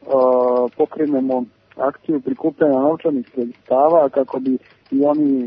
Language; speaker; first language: Serbian; native; Serbian